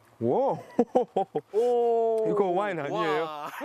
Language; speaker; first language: Korean; non-native, fluent; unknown